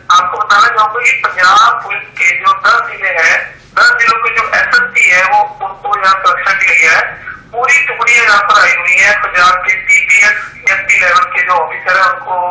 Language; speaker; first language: Hindi; non-native, local second language; Punjabi